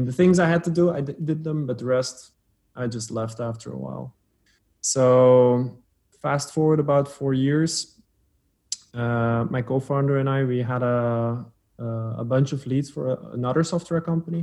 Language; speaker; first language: English; non-native, fluent; Dutch